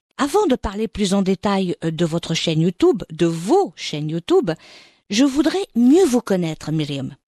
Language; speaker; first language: French; non-native, local second language; Arabic